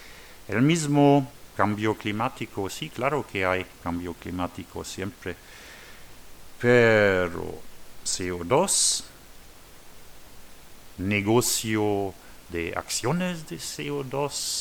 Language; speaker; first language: Spanish; non-native, learner; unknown